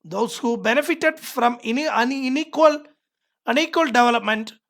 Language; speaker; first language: English; non-native, local second language; Malayalam